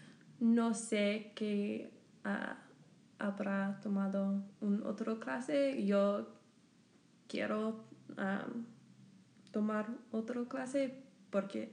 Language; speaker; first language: Spanish; non-native, learner; English